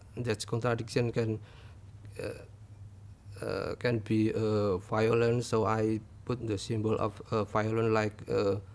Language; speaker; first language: English; non-native, learner; Indonesian